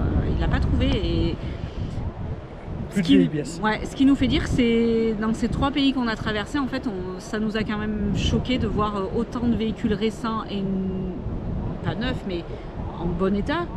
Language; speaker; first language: French; native; French